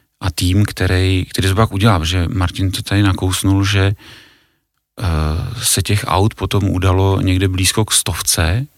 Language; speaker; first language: Czech; native; Czech